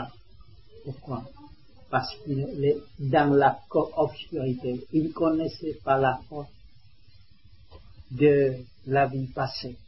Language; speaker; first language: French; non-native, learner; Vietnamese